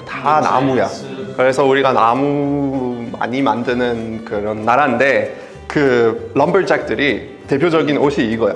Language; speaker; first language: Korean; non-native, fluent; French